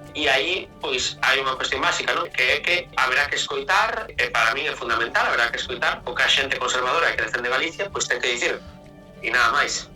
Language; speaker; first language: Galician; non-native, local second language; Spanish